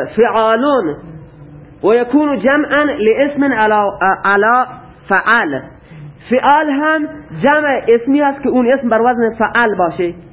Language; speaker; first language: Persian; non-native, local second language; Baluchi